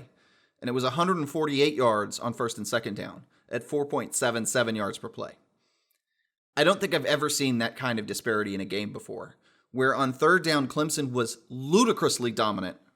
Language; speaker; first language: English; native; English